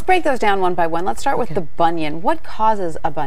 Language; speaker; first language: English; native; English